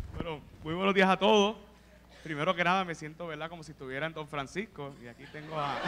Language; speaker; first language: Spanish; native; Spanish